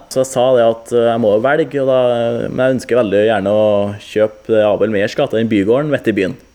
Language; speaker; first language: Norwegian; native; Norwegian